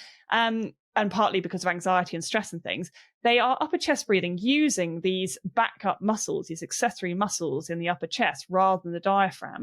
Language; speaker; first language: English; native; English